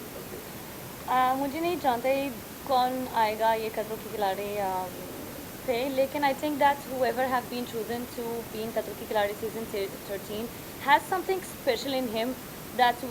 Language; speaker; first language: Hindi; non-native, learner; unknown